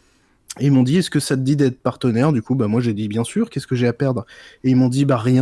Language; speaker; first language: French; native; French